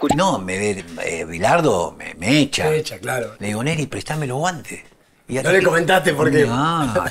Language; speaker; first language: Spanish; native; Spanish